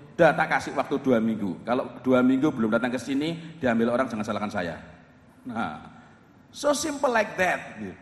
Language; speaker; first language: Indonesian; non-native, local second language; Javanese